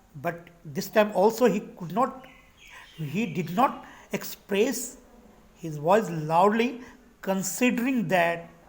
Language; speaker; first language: English; non-native, local second language; Hindi